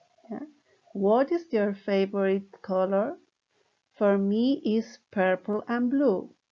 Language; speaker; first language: English; non-native, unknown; Spanish